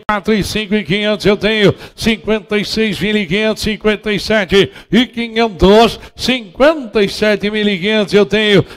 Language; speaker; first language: Portuguese; native; Portuguese